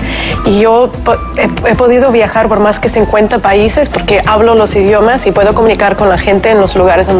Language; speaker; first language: Spanish; non-native, fluent; Russian